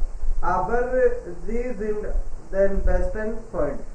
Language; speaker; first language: German; non-native, learner; Hindi